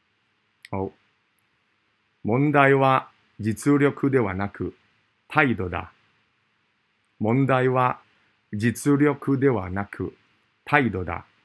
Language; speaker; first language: Japanese; non-native, fluent; Cantonese